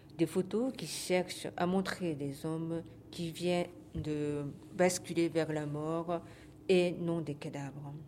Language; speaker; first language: French; non-native, fluent; Japanese